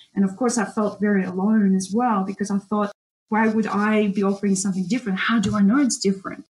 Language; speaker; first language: English; non-native, fluent; Russian